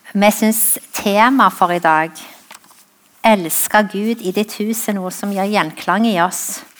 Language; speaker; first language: Norwegian; native; Norwegian